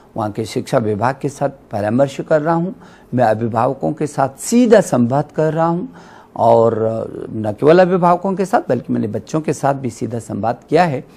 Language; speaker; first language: Hindi; native; Hindi